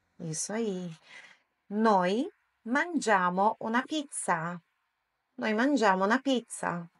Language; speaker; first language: Italian; non-native, fluent; Portuguese